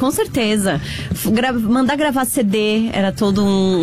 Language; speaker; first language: Portuguese; native; Portuguese